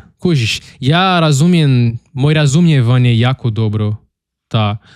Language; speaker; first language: Bosnian; non-native, learner; Portuguese